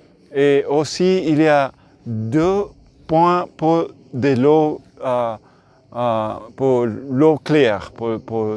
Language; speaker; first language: French; non-native, learner; English